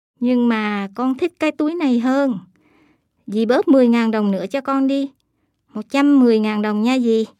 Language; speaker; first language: Vietnamese; early bilingual, heritage; Japanese